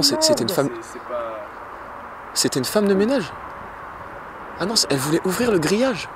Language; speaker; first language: French; native; French